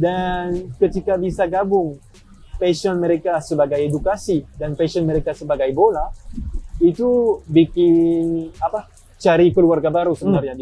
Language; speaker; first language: Indonesian; non-native, fluent; French